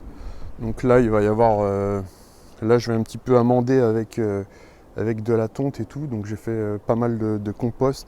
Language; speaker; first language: French; native; French